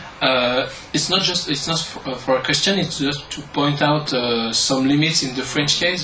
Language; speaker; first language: English; non-native, learner; French